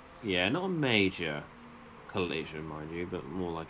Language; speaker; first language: English; native; English